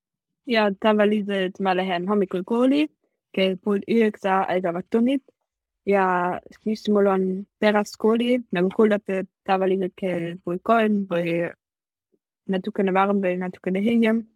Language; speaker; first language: Estonian; non-native, learner; German